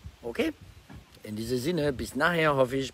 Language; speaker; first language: German; non-native, fluent; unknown